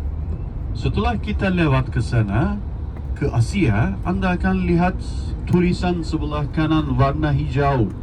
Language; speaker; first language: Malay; non-native, fluent; Turkish